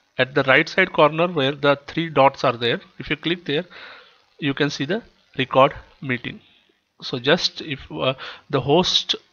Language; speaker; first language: English; non-native, local second language; Kannada